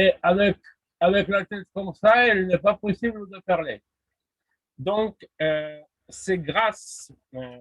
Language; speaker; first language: French; non-native, fluent; Russian